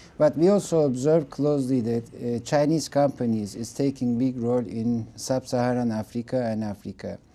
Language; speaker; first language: English; non-native, fluent; Turkish